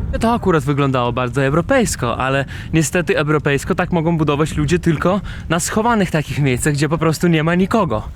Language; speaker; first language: Polish; non-native, fluent; Russian